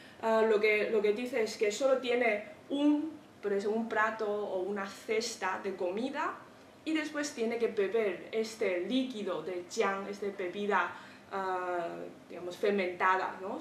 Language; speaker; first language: Spanish; non-native, fluent; Chinese